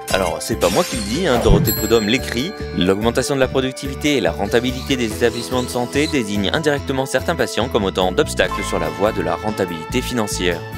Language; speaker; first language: French; native; French